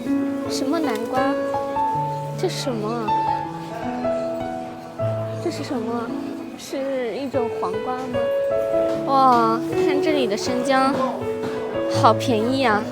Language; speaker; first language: Chinese; non-native, fluent; Persian